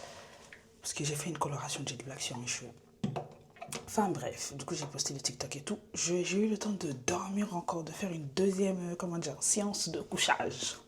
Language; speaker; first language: French; native; French